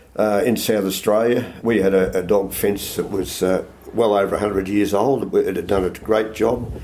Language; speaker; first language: English; native; English